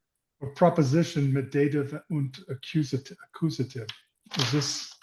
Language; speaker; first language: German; non-native, learner; English